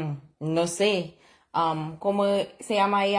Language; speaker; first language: Spanish; non-native, learner; Haitian Creole